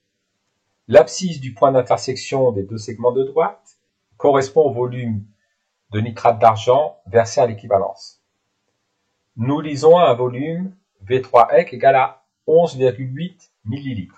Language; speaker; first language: French; native; French